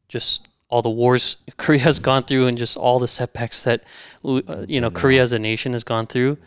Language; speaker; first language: English; native; English